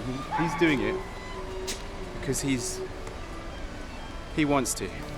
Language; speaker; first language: English; native; English